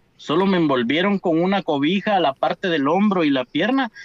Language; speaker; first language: Spanish; native; Spanish